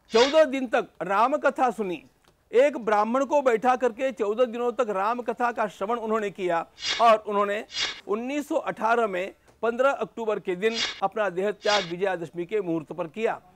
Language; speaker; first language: Hindi; non-native, local second language; Marathi